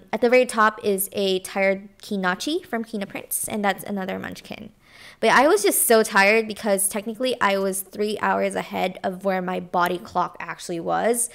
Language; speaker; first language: English; non-native, local second language; Filipino